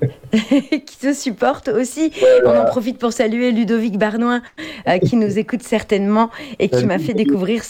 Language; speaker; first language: French; native; French